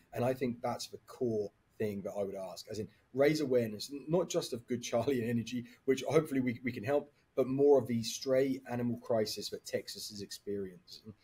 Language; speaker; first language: English; native; English